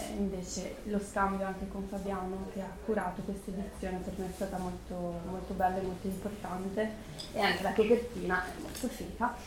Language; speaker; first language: Italian; native; Italian